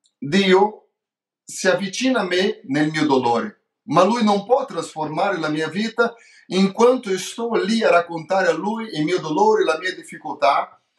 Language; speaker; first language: Italian; non-native, fluent; Portuguese